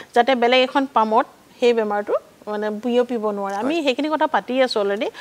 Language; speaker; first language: Assamese; native; Assamese